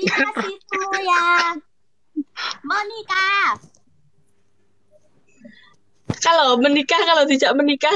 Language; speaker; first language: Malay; non-native, learner; Vietnamese